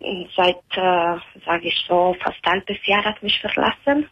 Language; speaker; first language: German; non-native, learner; Italian